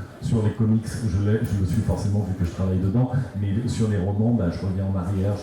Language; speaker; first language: French; native; French